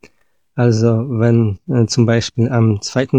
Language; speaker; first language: German; non-native, learner; Polish